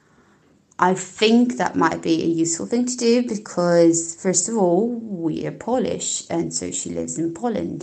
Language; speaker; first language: English; non-native, fluent; Polish